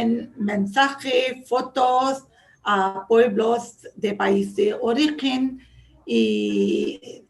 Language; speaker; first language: Spanish; non-native, fluent; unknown